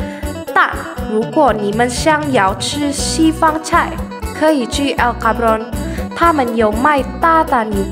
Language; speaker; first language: Chinese; non-native, learner; Indonesian